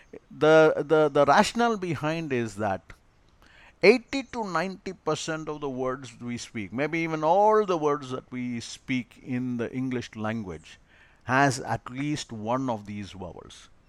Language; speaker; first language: English; non-native, local second language; Malayalam